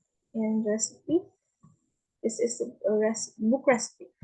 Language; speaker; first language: English; non-native, learner; Indonesian